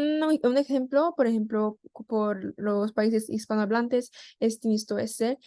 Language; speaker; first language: Spanish; non-native, learner; Korean